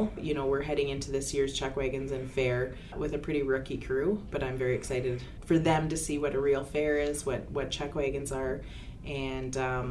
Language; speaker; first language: English; native; English